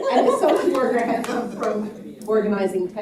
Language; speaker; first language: English; native; English